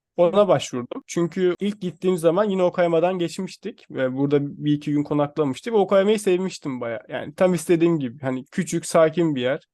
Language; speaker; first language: Turkish; native; Turkish